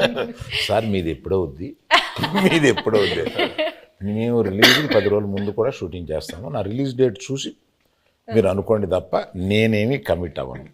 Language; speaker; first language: Telugu; native; Telugu